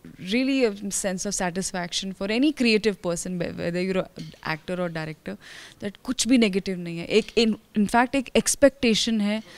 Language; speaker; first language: Hindi; native; Hindi